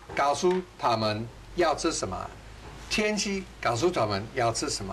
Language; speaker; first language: Chinese; non-native, learner; English